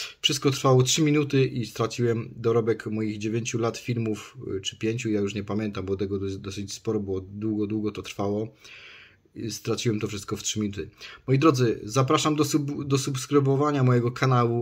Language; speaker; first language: Polish; native; Polish